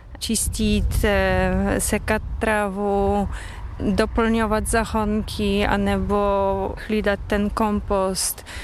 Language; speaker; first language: Czech; non-native, fluent; Polish